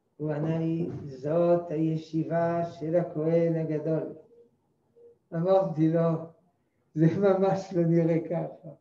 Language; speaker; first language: Hebrew; non-native, fluent; French